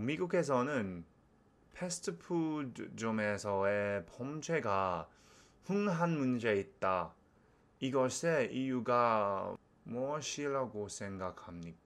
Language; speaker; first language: Korean; non-native, learner; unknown